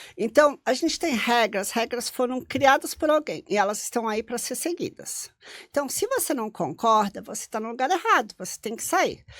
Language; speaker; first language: Portuguese; non-native, local second language; German